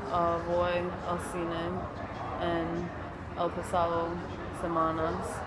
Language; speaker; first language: Spanish; non-native, learner; English